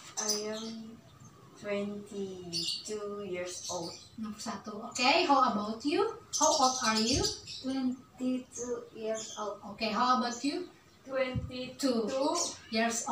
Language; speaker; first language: English; non-native, learner; Indonesian